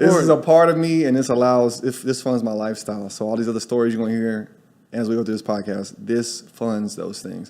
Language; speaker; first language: English; native; English